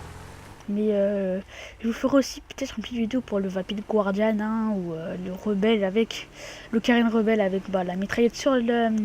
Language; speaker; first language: French; native; French